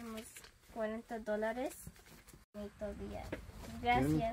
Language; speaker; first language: Spanish; early bilingual, other home language; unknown